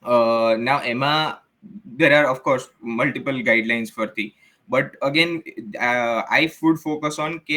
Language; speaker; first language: English; non-native, local second language; Gujarati